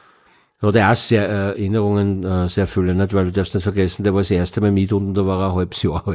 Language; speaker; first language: German; native; German